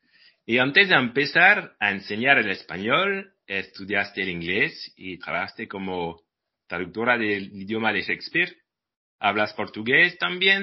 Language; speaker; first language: Spanish; non-native, fluent; French